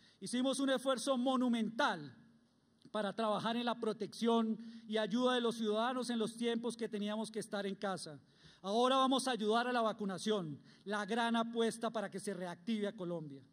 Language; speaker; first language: Spanish; native; Spanish